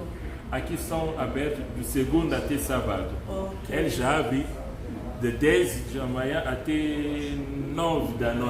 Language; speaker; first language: Portuguese; non-native, learner; Luba-Lulua